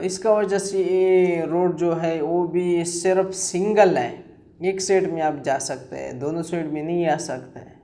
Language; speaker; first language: Hindi; non-native, local second language; Pashto